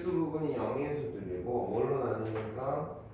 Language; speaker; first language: Korean; native; Korean